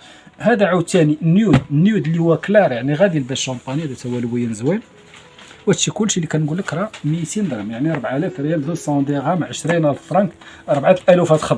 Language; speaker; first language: Arabic; native; Arabic